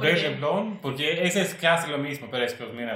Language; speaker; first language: Spanish; non-native, learner; Swedish